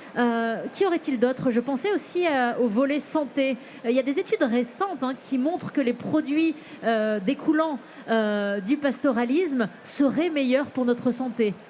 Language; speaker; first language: French; native; French